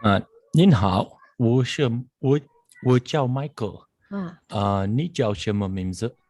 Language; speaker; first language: Chinese; non-native, learner; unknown